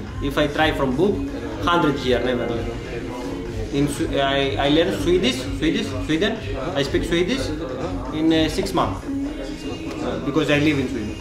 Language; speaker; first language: English; non-native, learner; Greek